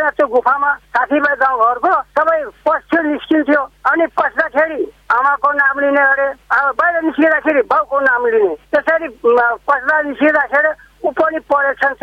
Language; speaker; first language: Nepali; non-native, local second language; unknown